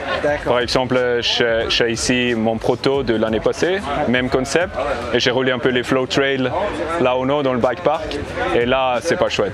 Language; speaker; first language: French; non-native, learner; English